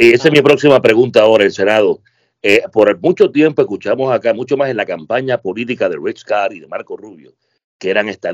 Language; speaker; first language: Spanish; native; Spanish